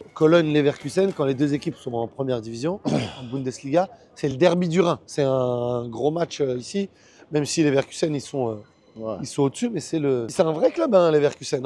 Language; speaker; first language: French; native; French